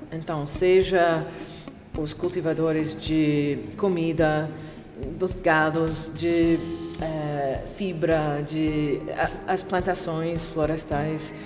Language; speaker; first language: Portuguese; non-native, fluent; English